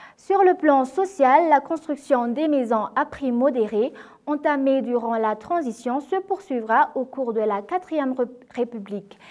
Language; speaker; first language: French; non-native, local second language; Malagasy